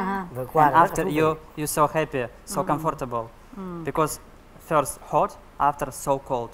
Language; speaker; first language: English; non-native, learner; Russian